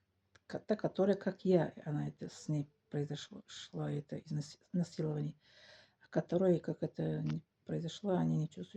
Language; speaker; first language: Russian; non-native, local second language; Tajik